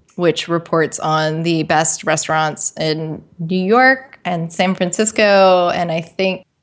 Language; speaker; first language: English; native; English